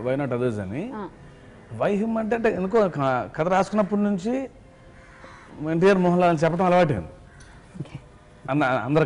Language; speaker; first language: Telugu; native; Telugu